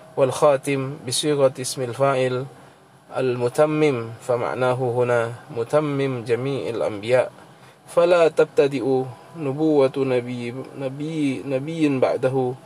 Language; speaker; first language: Arabic; non-native, fluent; Indonesian